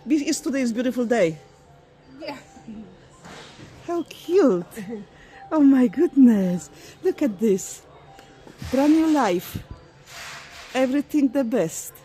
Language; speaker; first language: English; non-native, fluent; Polish